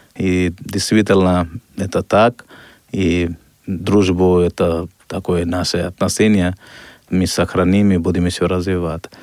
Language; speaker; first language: Russian; non-native, fluent; Hindi